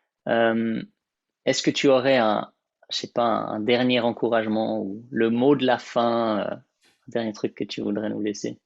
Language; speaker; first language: French; native; French